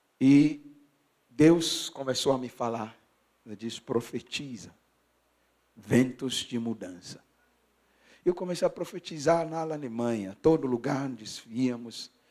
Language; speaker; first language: Portuguese; non-native, fluent; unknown